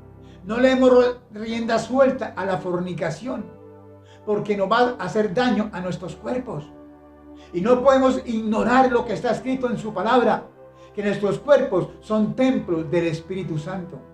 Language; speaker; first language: Spanish; native; Spanish